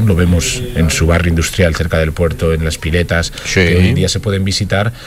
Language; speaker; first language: Spanish; native; Spanish